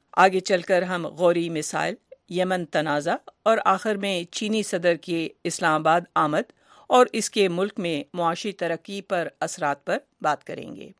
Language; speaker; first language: Urdu; native; Urdu